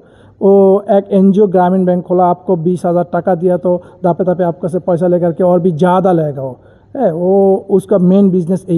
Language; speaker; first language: Hindi; non-native, learner; Bangla